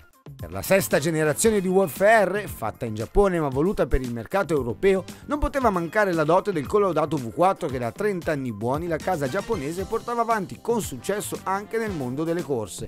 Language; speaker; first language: Italian; native; Italian